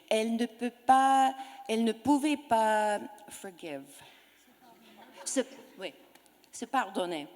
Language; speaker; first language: French; non-native, learner; English